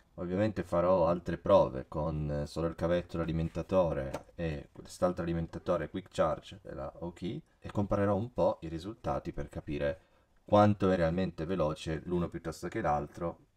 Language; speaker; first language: Italian; native; Italian